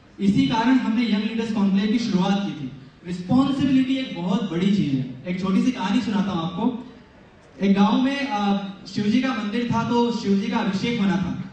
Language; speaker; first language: Hindi; native; Hindi